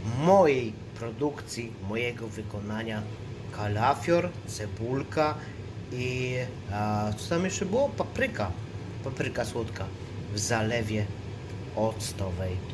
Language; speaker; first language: Polish; native; Polish